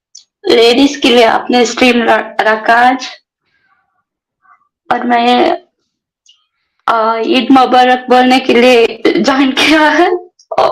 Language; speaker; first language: Hindi; non-native, local second language; Kannada